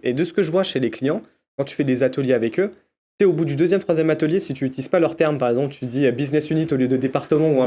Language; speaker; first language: French; native; French